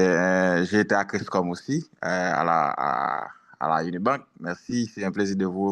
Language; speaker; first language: French; non-native, local second language; Haitian Creole